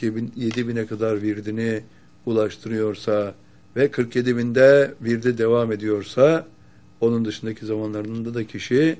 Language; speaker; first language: Turkish; native; Turkish